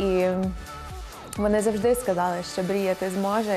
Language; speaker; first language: Ukrainian; non-native, fluent; English